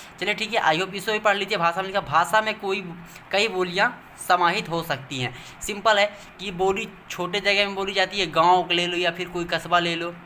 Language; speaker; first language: Hindi; native; Hindi